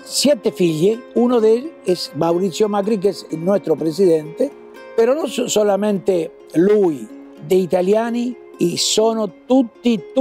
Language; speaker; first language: Italian; early bilingual, heritage; Italian